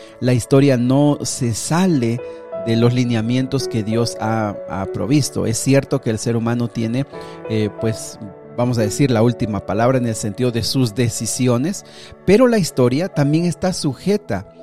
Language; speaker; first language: Spanish; native; Spanish